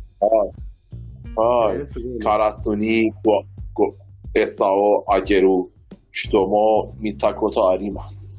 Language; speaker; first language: Japanese; non-native, learner; Persian